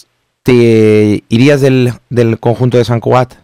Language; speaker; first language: Spanish; native; Spanish